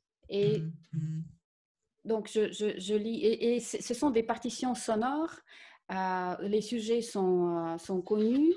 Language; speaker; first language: French; non-native, fluent; Russian